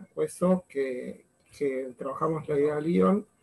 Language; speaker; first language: Spanish; native; Spanish